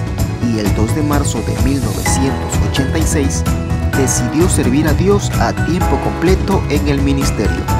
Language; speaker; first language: Spanish; native; Spanish